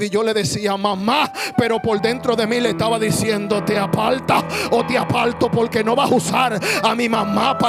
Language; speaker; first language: Spanish; native; Spanish